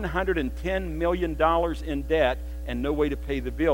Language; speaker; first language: English; native; English